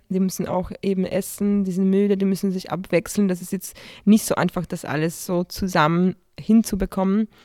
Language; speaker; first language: German; non-native, fluent; Polish